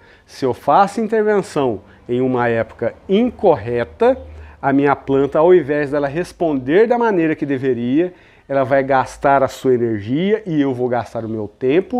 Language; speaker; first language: Portuguese; native; Portuguese